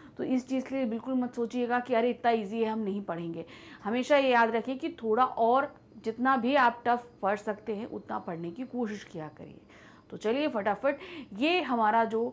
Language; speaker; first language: Hindi; native; Hindi